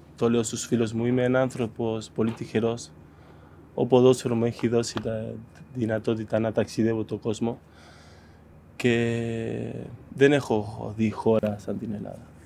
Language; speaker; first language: Greek; non-native, fluent; Spanish